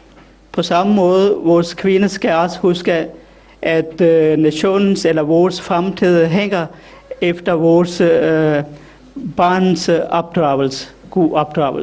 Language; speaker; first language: Danish; non-native, fluent; Urdu